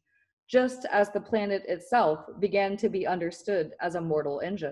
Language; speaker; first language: English; native; English